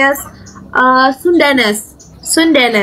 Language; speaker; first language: English; non-native, learner; Indonesian